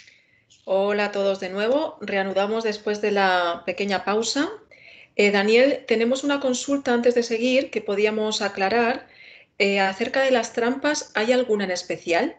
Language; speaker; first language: Spanish; native; Spanish